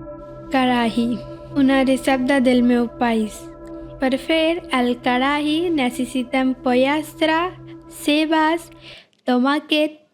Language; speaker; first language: Catalan; non-native, learner; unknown